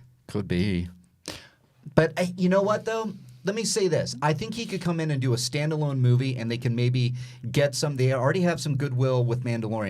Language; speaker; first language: English; native; English